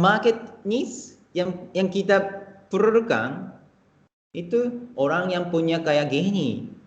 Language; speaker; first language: Indonesian; non-native, fluent; Japanese